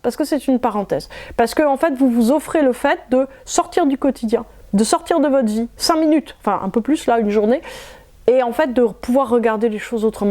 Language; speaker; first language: French; native; French